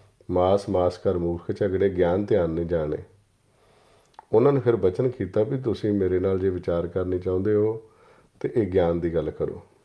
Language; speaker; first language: Punjabi; native; Punjabi